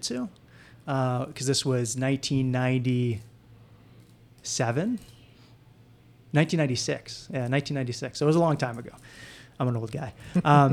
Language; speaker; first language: English; native; English